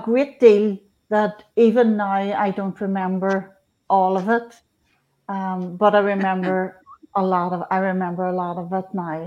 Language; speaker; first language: English; native; English